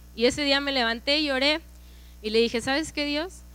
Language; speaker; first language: Spanish; native; Spanish